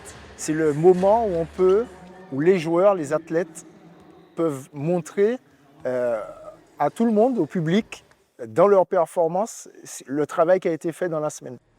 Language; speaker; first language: French; native; French